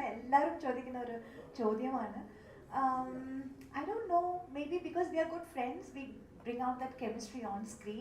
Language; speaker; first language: Malayalam; non-native, local second language; Tamil